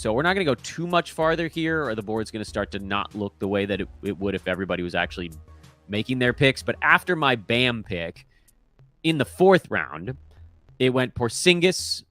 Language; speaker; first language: English; native; English